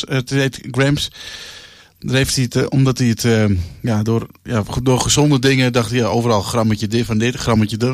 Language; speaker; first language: Dutch; native; Dutch